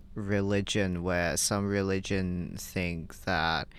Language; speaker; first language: English; non-native, local second language; Cantonese